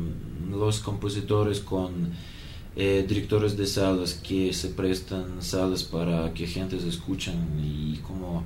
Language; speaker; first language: Spanish; non-native, learner; Russian